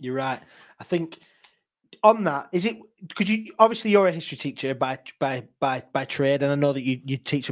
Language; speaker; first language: English; native; English